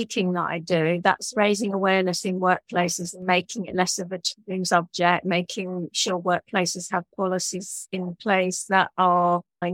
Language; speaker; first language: English; native; English